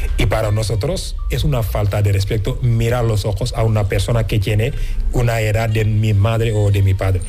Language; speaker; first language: Spanish; non-native, fluent; Wolof